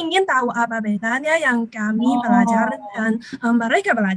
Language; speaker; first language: Indonesian; non-native, learner; Chinese